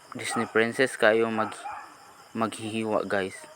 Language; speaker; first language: Filipino; non-native, local second language; Cebuano